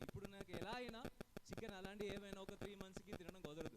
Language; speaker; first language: Telugu; non-native, fluent; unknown